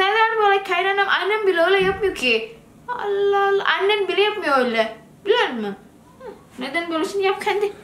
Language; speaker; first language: Turkish; non-native, learner; Indonesian